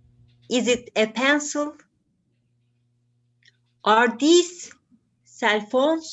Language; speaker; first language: English; non-native, learner; Turkish